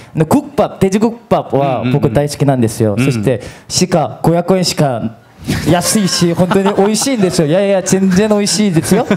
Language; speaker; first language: Japanese; non-native, fluent; Korean